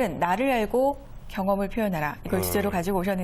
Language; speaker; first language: Korean; native; Korean